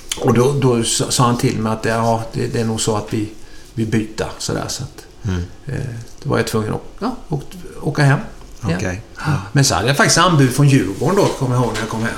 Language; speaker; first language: Swedish; native; Swedish